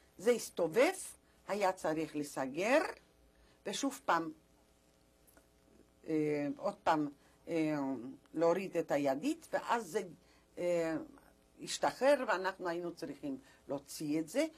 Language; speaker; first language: Hebrew; non-native, fluent; Polish